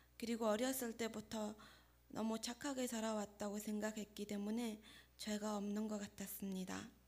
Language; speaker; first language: Korean; non-native, fluent; Mongolian